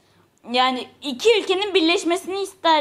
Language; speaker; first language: Turkish; native; Turkish